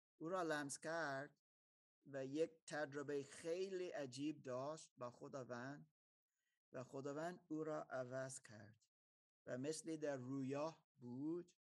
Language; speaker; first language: Persian; non-native, fluent; German